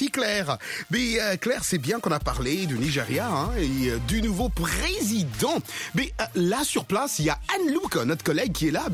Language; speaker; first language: French; non-native, local second language; Lingala